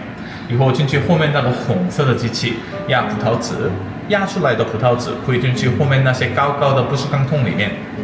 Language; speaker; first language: Chinese; non-native, fluent; Korean